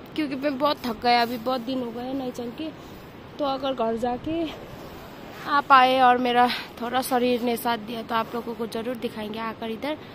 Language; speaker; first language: Hindi; non-native, local second language; Nepali